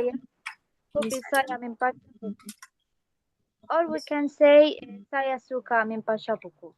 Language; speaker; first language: Indonesian; non-native, learner; Arabic